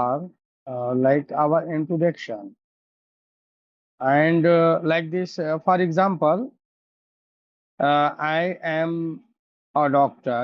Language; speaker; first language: English; non-native, learner; Hindi